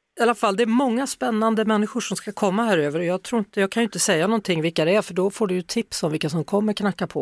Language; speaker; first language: Swedish; native; Swedish